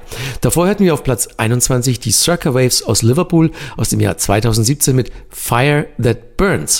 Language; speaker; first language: German; native; German